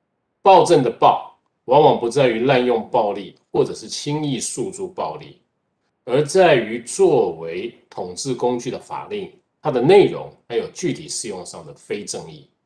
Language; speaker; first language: Chinese; native; Chinese